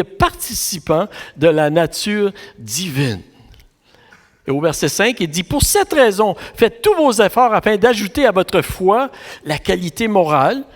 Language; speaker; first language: French; native; French